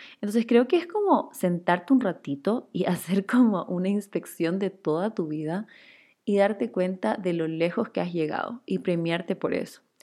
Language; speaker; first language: Spanish; native; Spanish